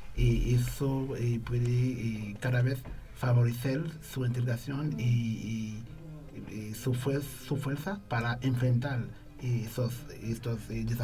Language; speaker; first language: Spanish; non-native, fluent; Haitian Creole